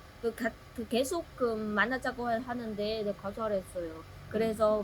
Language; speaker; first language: Korean; non-native, learner; Vietnamese